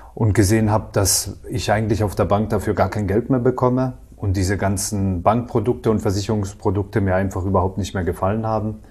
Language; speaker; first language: German; native; German